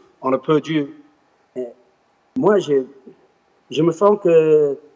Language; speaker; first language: French; non-native, learner; English